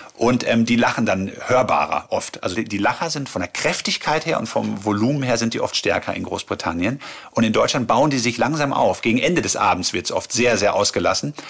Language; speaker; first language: German; native; German